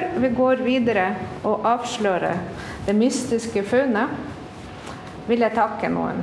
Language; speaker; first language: Norwegian; non-native, fluent; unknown